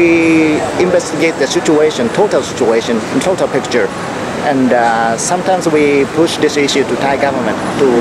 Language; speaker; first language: English; non-native, fluent; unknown